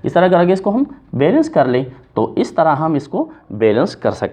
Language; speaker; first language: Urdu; non-native, local second language; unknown